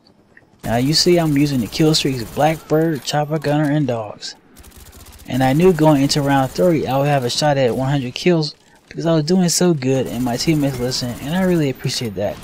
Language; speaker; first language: English; native; English